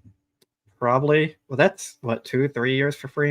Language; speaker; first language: English; native; English